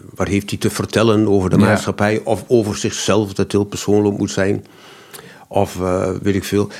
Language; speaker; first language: Dutch; native; Dutch